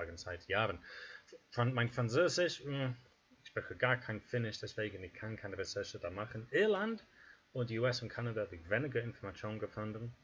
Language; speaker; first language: German; non-native, fluent; English